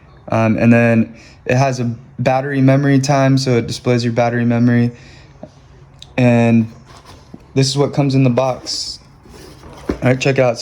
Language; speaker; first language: English; native; English